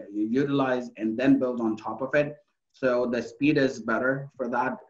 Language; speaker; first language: English; non-native, local second language; Urdu